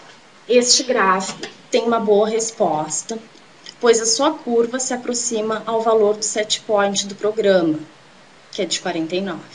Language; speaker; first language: Portuguese; native; Portuguese